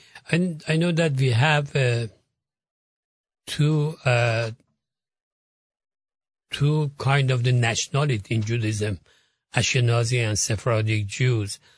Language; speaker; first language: English; non-native, fluent; Persian